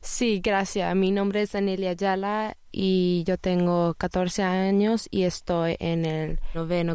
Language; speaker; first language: Spanish; early bilingual, heritage; Spanish